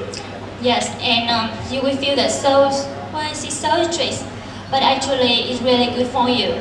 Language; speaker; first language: English; non-native, learner; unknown